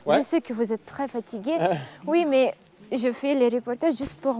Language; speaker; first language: French; non-native, learner; Russian